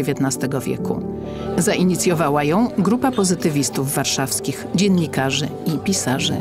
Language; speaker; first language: Polish; native; Polish